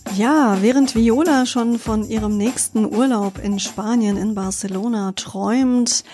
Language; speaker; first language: German; native; German